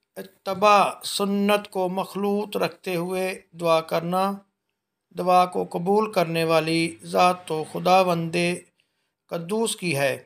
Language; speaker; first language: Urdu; non-native, local second language; Punjabi